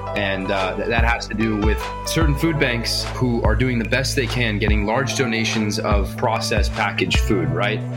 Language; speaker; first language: English; native; English